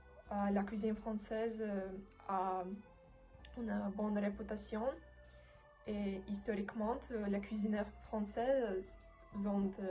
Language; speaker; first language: French; non-native, learner; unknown